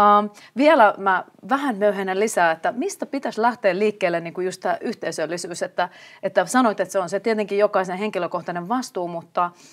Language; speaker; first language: Finnish; native; Finnish